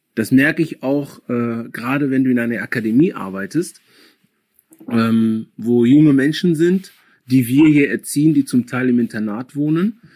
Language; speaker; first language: German; early bilingual, other home language; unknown